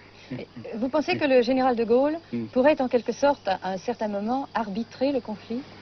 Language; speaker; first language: French; native; French